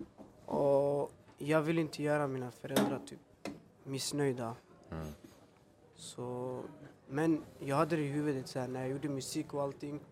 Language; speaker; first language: Swedish; early bilingual, other home language; Albanian